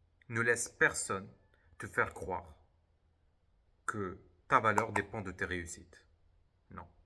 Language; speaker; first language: French; native; French